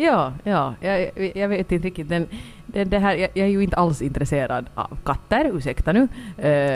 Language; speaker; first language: Swedish; native; Swedish